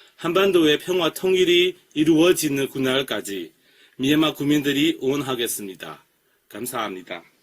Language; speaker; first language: Korean; non-native, fluent; Burmese